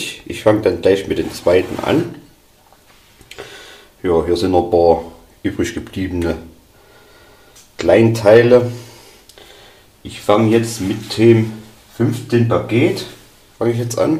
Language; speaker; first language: German; native; German